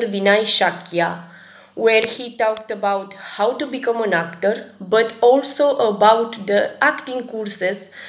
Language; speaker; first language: English; non-native, fluent; Romanian